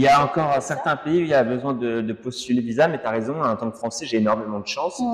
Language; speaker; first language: French; native; French